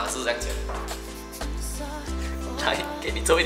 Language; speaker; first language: Chinese; native; Chinese